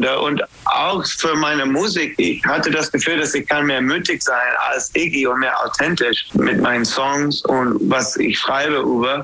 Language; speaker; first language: German; non-native, learner; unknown